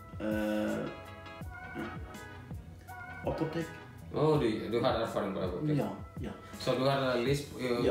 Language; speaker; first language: Norwegian; non-native, learner; Indonesian